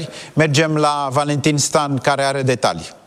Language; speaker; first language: Romanian; native; Romanian